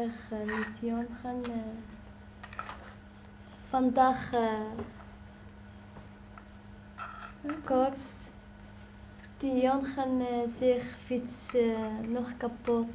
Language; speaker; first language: Dutch; non-native, learner; Arabic